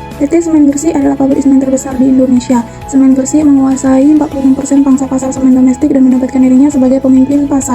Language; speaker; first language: Indonesian; native; Indonesian